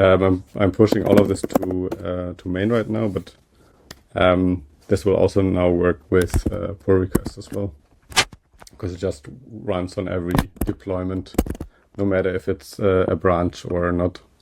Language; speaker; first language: English; non-native, fluent; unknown